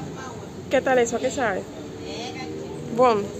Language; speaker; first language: Spanish; native; Spanish